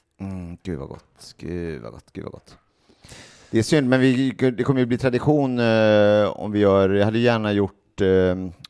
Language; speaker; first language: Swedish; native; Swedish